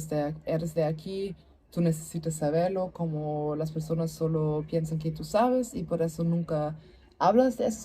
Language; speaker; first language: Spanish; non-native, learner; German